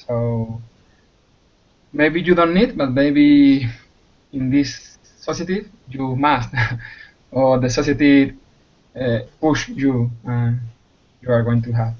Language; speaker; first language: English; non-native, learner; Spanish